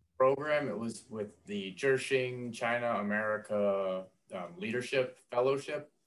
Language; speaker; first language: English; native; English